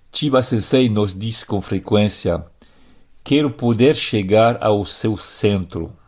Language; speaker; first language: Portuguese; non-native, fluent; French